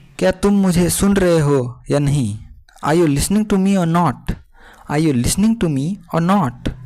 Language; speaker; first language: Hindi; native; Hindi